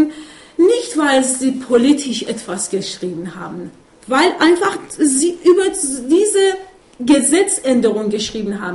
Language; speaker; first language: German; non-native, fluent; Persian